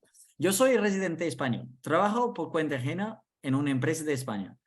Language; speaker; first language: Spanish; non-native, fluent; English